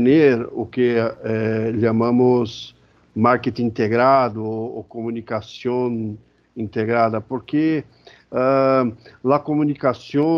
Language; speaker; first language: Portuguese; non-native, fluent; Spanish